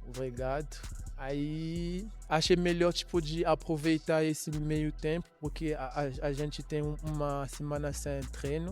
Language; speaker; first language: Portuguese; non-native, learner; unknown